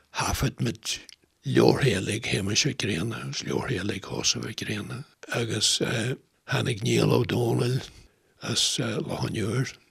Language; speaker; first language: Irish; non-native, local second language; English